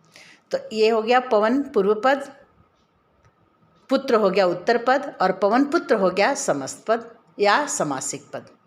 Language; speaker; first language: Hindi; native; Hindi